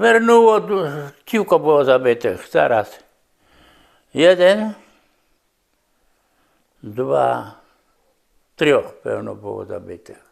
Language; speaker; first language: Polish; non-native, local second language; Rusyn